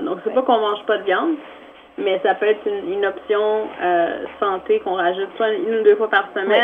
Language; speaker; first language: French; native; French